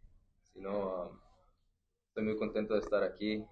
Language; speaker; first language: Spanish; early bilingual, heritage; English